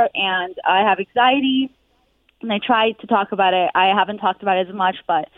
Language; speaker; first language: English; non-native, fluent; Hebrew